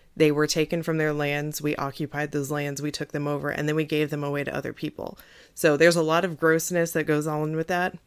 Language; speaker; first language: English; native; English